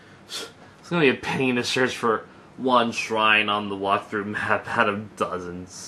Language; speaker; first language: English; native; English